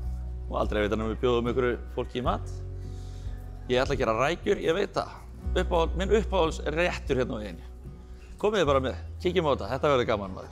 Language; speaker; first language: Icelandic; native; Icelandic